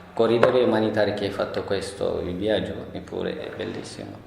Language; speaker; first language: Italian; non-native, learner; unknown